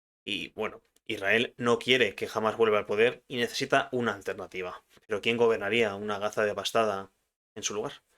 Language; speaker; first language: Spanish; native; Spanish